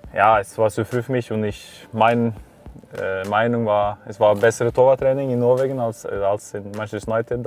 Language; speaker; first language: German; non-native, fluent; Norwegian